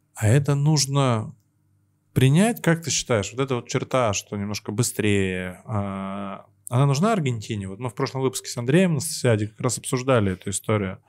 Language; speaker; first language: Russian; native; Russian